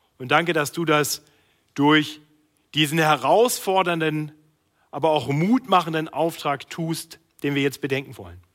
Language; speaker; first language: German; native; German